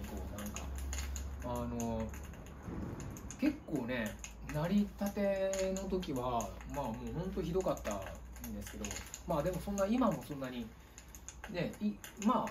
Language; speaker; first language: Japanese; native; Japanese